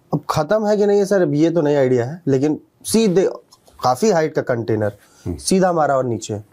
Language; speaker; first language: Hindi; native; Hindi